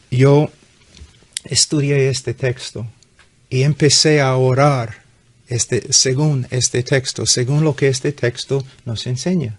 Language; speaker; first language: Spanish; non-native, fluent; English